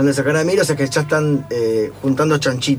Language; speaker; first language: Spanish; native; Spanish